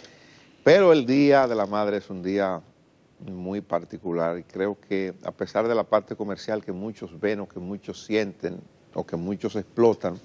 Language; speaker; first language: Spanish; native; Spanish